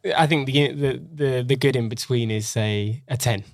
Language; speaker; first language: English; native; English